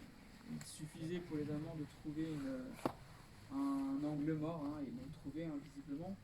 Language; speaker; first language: French; native; French